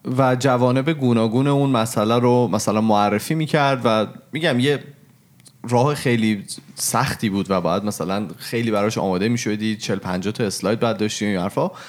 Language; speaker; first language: Persian; native; Persian